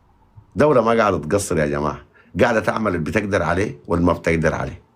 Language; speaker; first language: Arabic; native; Arabic